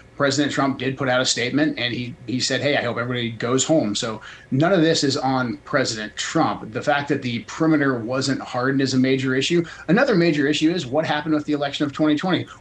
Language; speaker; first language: English; native; English